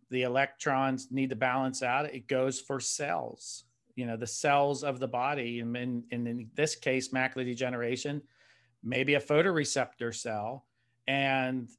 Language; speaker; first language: English; native; English